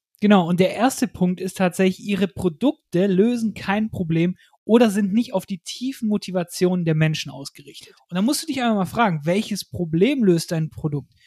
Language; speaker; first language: German; native; German